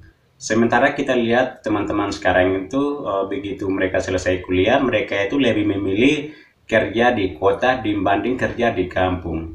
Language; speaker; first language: Indonesian; non-native, local second language; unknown